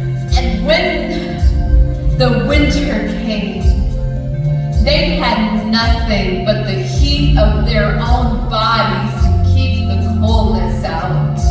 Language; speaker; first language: English; early bilingual, other home language; Punjabi